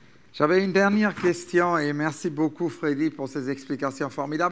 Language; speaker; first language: French; non-native, fluent; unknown